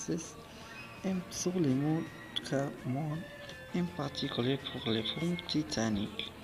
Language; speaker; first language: French; non-native, learner; Spanish